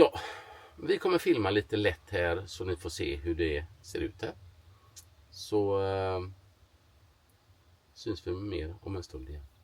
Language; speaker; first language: Swedish; native; Swedish